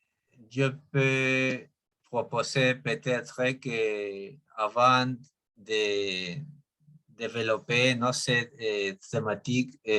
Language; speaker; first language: French; non-native, learner; Spanish